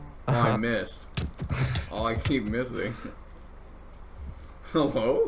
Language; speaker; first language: English; native; English